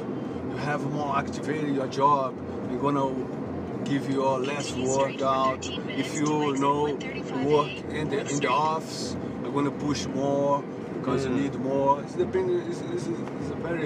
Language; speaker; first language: English; non-native, learner; Portuguese